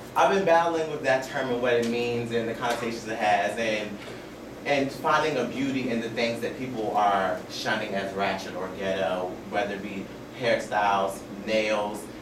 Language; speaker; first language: English; native; English